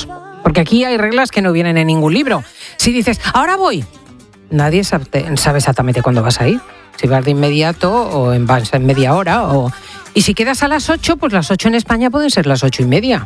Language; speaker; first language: Spanish; native; Spanish